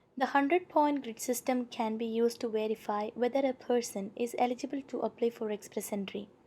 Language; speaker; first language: English; non-native, local second language; Malayalam